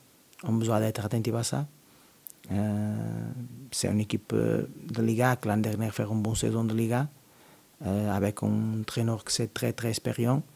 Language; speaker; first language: French; non-native, learner; Portuguese